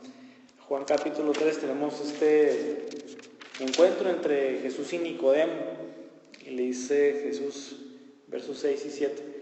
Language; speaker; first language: Spanish; native; Spanish